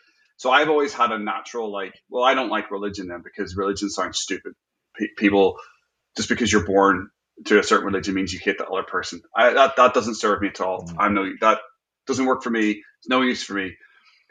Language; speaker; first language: English; native; English